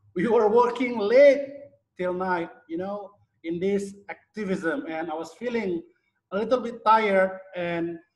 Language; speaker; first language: English; non-native, fluent; Indonesian